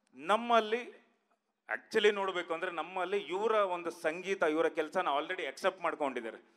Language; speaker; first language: Kannada; native; Kannada